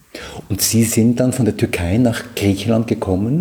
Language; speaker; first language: German; native; German